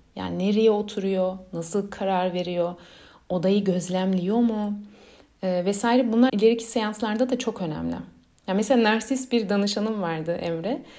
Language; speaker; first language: Turkish; early bilingual, heritage; Turkish